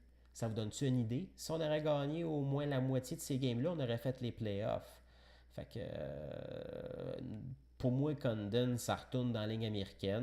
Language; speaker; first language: French; native; French